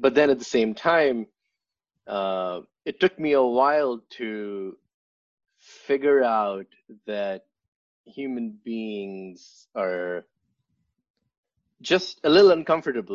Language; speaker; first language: English; non-native, local second language; Urdu